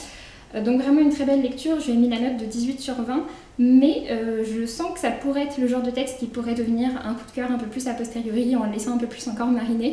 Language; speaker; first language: French; native; French